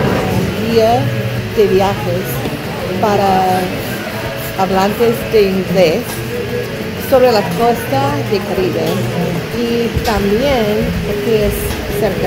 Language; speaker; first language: Spanish; non-native, fluent; English